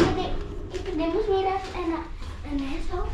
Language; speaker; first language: Spanish; early bilingual, other home language; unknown